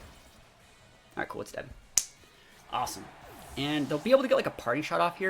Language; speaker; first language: English; native; English